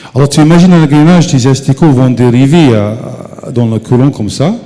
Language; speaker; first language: French; non-native, fluent; English